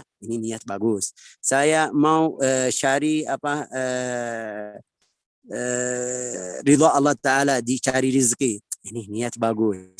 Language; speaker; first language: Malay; non-native, fluent; Arabic